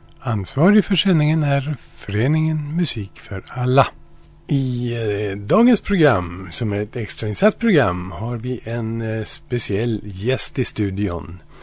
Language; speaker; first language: Swedish; native; Swedish